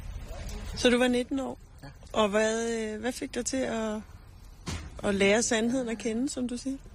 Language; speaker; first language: Danish; native; Danish